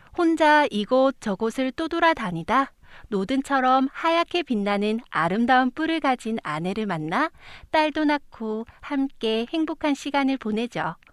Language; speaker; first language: Korean; native; Korean